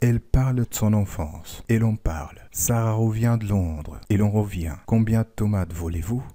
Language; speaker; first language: French; non-native, fluent; Arabic